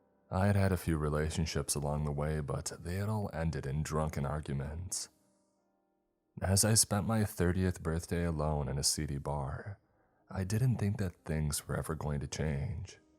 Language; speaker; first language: English; native; English